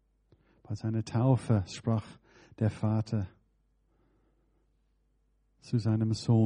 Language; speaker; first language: German; non-native, fluent; English